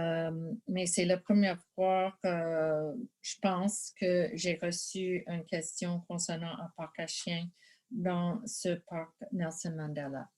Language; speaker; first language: French; non-native, local second language; English